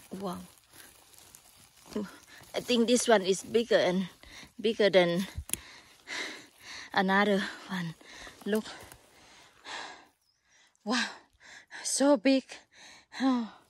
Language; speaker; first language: English; non-native, learner; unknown